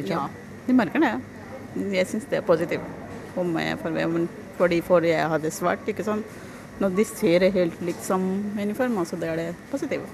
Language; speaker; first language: Norwegian; non-native, learner; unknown